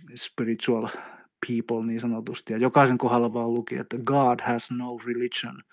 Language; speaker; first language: Finnish; native; Finnish